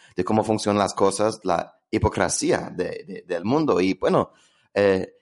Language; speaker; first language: Spanish; non-native, fluent; English